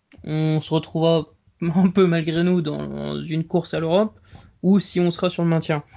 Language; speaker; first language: French; native; French